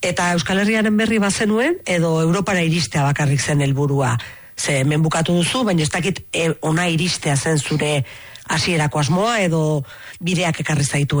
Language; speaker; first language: Basque; native; Basque